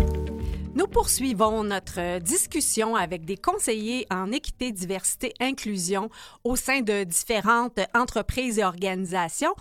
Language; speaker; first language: French; native; French